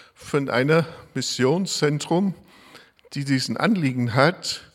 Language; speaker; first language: German; non-native, fluent; English